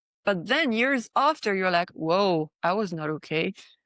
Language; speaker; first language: English; non-native, fluent; French